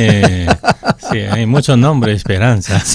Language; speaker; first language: Spanish; non-native, fluent; Korean